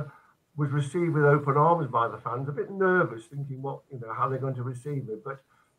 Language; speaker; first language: English; native; English